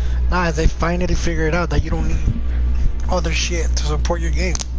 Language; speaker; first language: English; early bilingual, other home language; Spanish